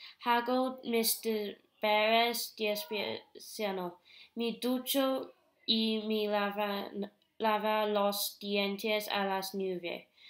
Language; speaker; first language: Spanish; non-native, learner; English